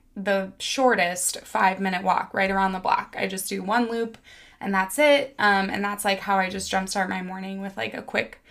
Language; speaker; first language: English; native; English